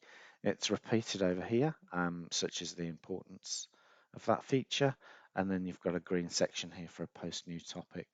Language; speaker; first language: English; native; English